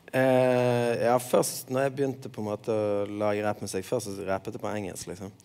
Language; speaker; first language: Norwegian; native; Norwegian